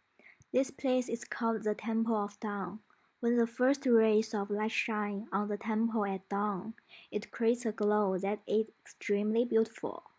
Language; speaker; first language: English; non-native, learner; Malay